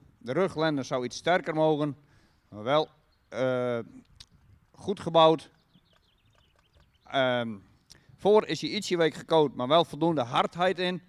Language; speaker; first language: Dutch; native; Dutch